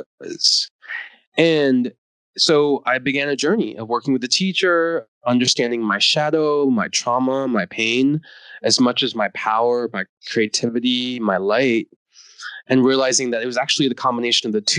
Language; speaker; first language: English; native; English